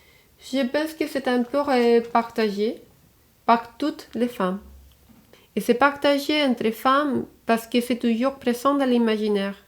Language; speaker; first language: French; non-native, fluent; Spanish